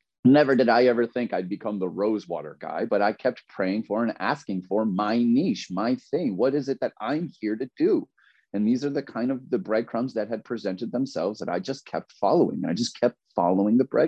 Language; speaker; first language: English; native; English